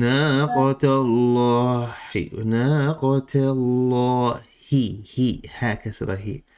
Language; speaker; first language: Arabic; non-native, fluent; English